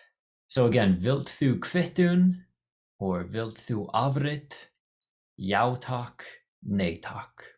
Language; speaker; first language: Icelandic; non-native, learner; English